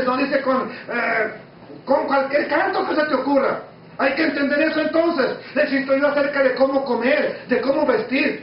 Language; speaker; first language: Spanish; native; Spanish